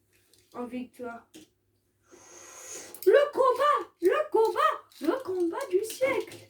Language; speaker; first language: French; native; French